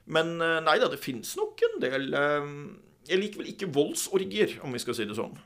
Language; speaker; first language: Norwegian; native; Norwegian